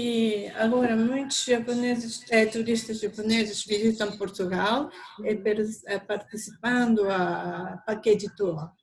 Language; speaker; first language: Portuguese; non-native, learner; Japanese